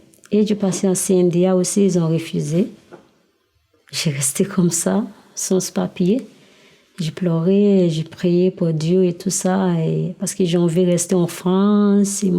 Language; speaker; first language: French; non-native, learner; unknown